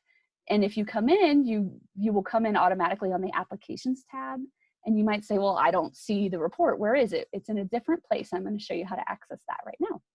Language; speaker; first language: English; native; English